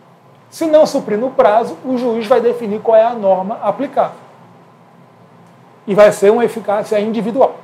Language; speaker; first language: Portuguese; native; Portuguese